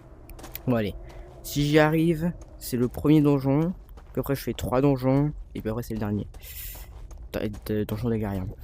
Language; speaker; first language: French; native; French